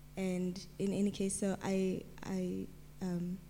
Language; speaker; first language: English; non-native, local second language; Tswana